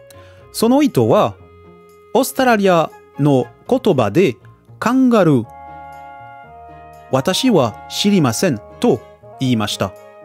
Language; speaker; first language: Japanese; non-native, learner; French